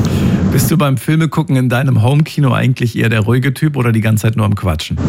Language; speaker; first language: German; native; German